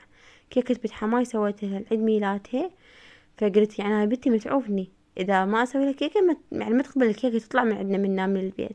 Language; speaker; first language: Arabic; native; Arabic